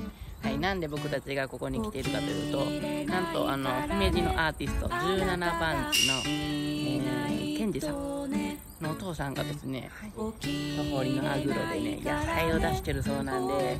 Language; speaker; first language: Japanese; native; Japanese